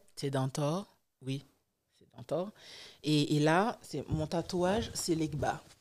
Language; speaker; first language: French; non-native, local second language; Haitian Creole